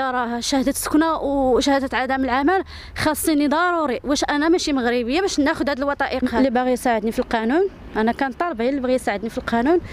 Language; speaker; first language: Arabic; native; Arabic